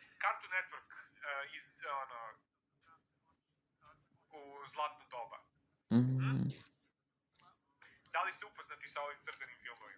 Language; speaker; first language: Bosnian; native; Bosnian